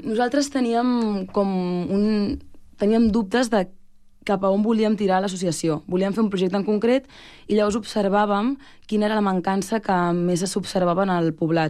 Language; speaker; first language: Catalan; native; Catalan